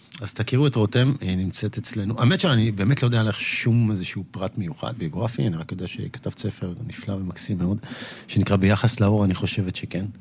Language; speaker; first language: Hebrew; native; Hebrew